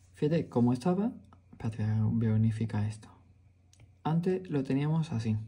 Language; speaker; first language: Spanish; native; Spanish